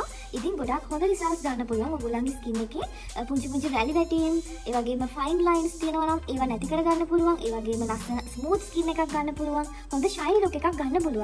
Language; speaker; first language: Sinhala; native; Sinhala